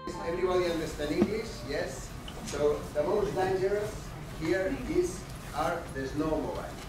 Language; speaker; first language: English; non-native, fluent; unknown